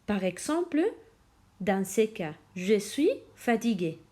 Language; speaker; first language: French; non-native, fluent; Spanish